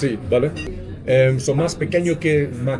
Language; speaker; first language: Spanish; non-native, learner; Dutch